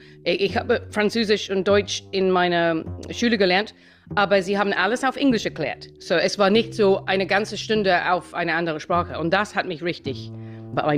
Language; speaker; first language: German; non-native, fluent; English